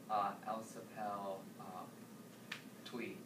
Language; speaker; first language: French; non-native, learner; English